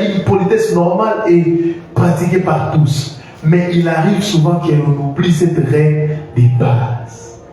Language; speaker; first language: French; non-native, local second language; Lingala